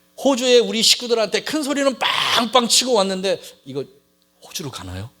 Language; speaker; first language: Korean; native; Korean